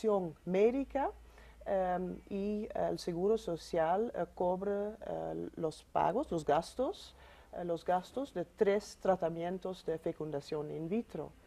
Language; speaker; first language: Spanish; non-native, fluent; Dutch